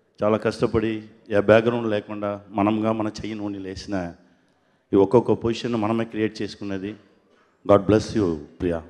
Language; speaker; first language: Telugu; non-native, learner; Tamil